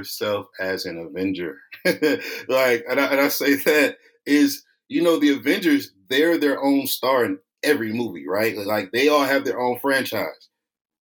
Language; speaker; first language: English; native; English